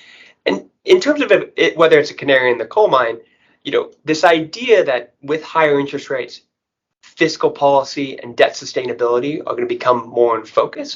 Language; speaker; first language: English; native; English